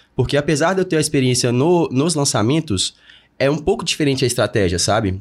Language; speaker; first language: Portuguese; native; Portuguese